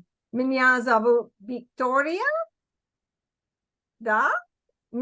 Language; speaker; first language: Russian; non-native, fluent; English